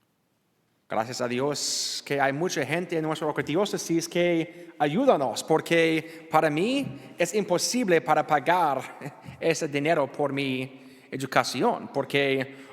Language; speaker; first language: Spanish; non-native, learner; English